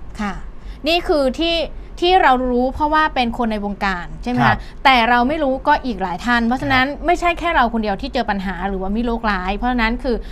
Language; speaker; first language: Thai; native; Thai